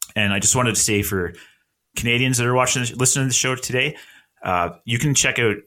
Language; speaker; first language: English; native; English